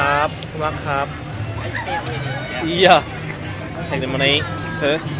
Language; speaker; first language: English; non-native, learner; French